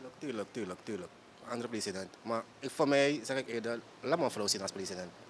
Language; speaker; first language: Dutch; native; Dutch